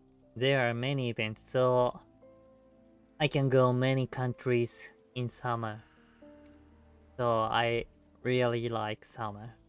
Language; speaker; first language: English; non-native, learner; Japanese